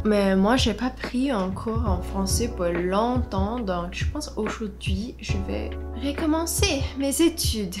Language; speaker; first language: French; non-native, learner; English